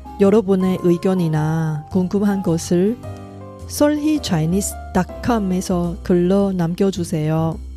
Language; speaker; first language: Korean; non-native, fluent; Chinese